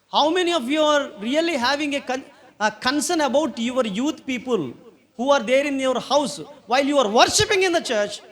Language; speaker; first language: English; non-native, local second language; Telugu